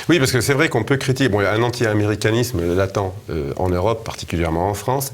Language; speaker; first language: French; native; French